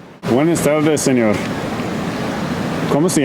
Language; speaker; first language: Spanish; non-native, learner; English